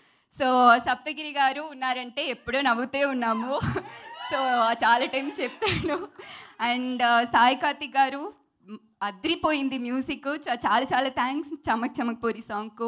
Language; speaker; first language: Telugu; non-native, learner; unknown